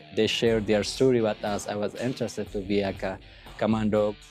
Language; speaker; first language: English; non-native, learner; Persian